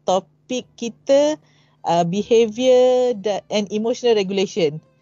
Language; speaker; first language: English; non-native, local second language; Malay